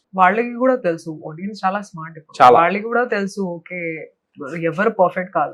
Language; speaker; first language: Telugu; non-native, fluent; Hindi